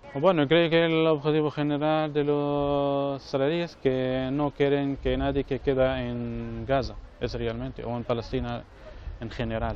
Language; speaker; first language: Spanish; non-native, fluent; Arabic